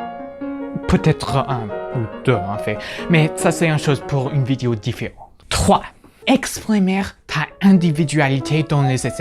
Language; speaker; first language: French; non-native, fluent; English